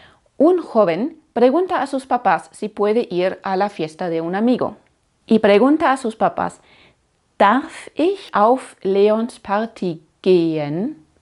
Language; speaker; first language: Spanish; non-native, fluent; German